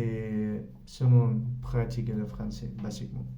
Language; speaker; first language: French; non-native, learner; Spanish